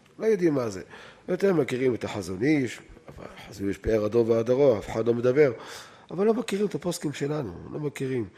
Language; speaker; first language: Hebrew; native; Hebrew